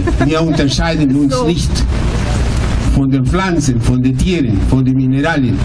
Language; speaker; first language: German; non-native, fluent; Spanish